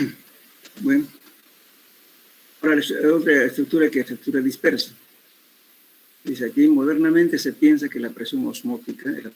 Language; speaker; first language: Spanish; native; Spanish